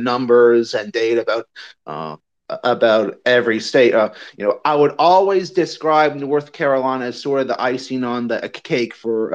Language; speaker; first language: English; native; English